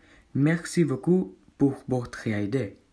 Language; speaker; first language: French; non-native, learner; Spanish